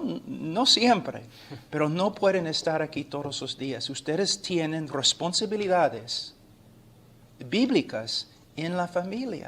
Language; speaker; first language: Spanish; non-native, fluent; English